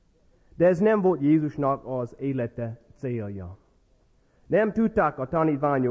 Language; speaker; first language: Hungarian; non-native, fluent; English